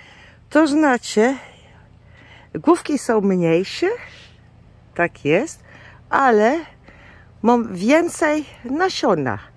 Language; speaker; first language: Polish; non-native, learner; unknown